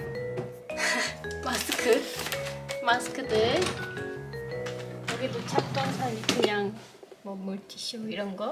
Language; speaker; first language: Korean; non-native, fluent; Turkish